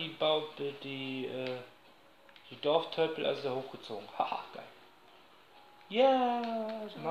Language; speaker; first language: German; native; German